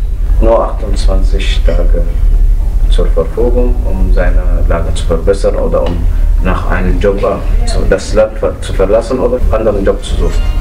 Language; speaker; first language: German; non-native, fluent; Arabic